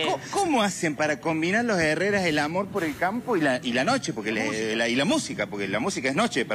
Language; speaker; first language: Spanish; native; Spanish